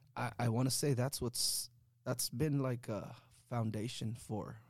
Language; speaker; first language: English; early bilingual, other home language; Spanish